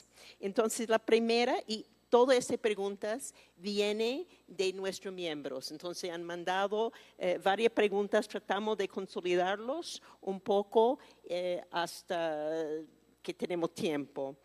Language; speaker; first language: Spanish; non-native, fluent; English